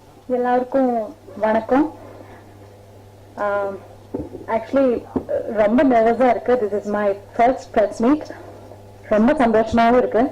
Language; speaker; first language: Tamil; non-native, fluent; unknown